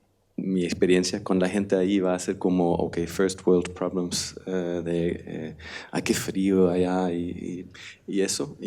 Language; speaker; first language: Spanish; non-native, learner; Danish